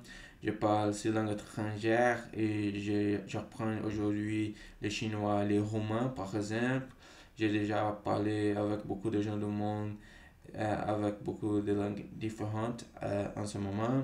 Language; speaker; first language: French; non-native, fluent; Portuguese